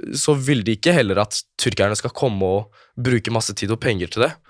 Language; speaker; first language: Norwegian; early bilingual, other home language; Kurdish